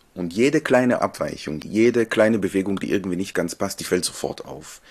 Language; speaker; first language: German; non-native, fluent; Hebrew